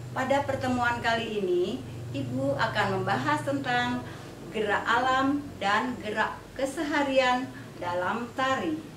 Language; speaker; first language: Indonesian; native; Indonesian